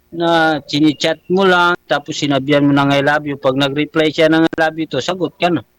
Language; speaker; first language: Filipino; non-native, local second language; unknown